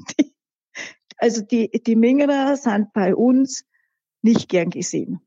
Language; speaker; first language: German; native; German